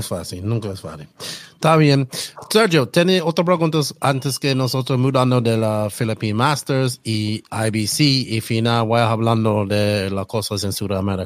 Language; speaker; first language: Spanish; non-native, learner; English